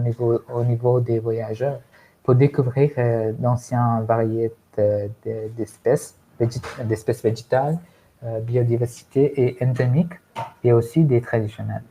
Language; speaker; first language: French; non-native, fluent; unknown